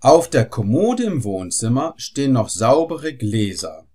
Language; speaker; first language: German; non-native, fluent; Arabic